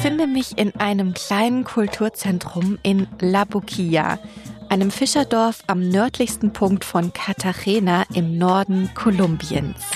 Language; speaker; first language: German; native; German